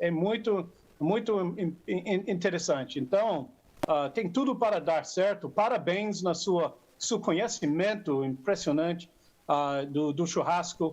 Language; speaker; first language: Portuguese; non-native, fluent; English